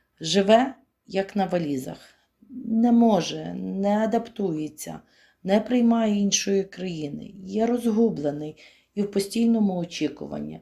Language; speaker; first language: Ukrainian; native; Ukrainian